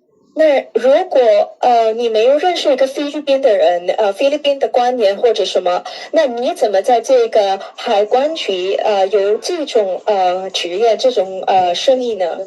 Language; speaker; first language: Chinese; non-native, fluent; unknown